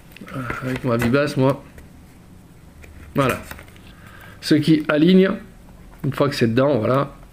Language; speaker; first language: French; native; French